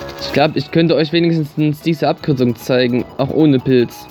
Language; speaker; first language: German; native; German